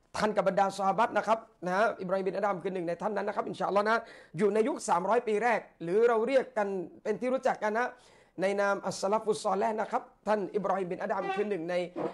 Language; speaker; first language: Thai; non-native, local second language; Malay